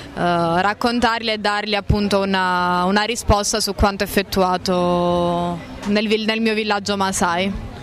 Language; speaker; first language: Italian; native; Italian